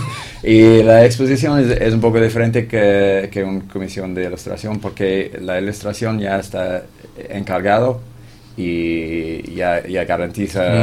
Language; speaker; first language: Spanish; non-native, fluent; English